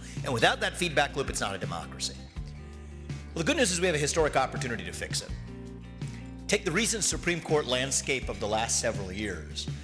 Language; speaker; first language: English; native; English